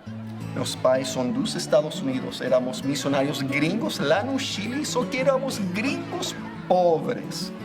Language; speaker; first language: Portuguese; non-native, fluent; English